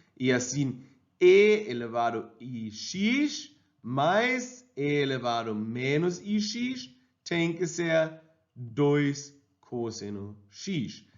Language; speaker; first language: Portuguese; non-native, fluent; German